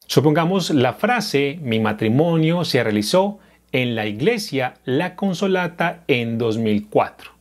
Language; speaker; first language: Spanish; native; Spanish